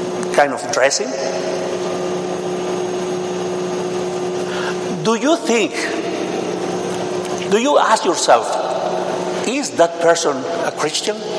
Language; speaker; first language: English; non-native, fluent; Spanish